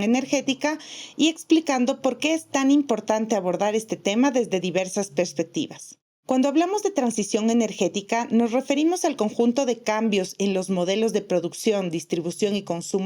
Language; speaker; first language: Spanish; native; Spanish